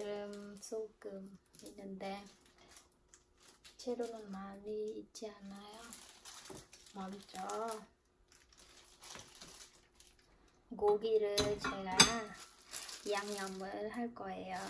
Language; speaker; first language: Korean; non-native, fluent; Khmer